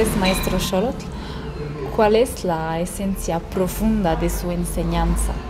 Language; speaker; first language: Spanish; non-native, fluent; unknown